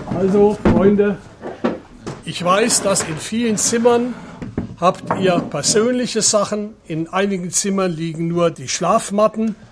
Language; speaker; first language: German; native; German